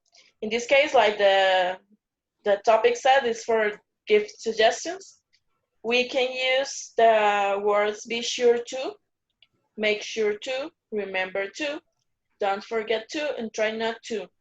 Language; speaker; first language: English; non-native, learner; Spanish